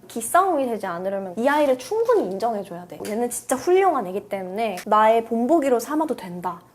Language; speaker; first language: Korean; early bilingual, heritage; Korean